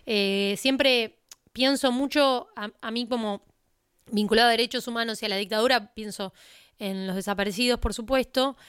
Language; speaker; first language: Spanish; native; Spanish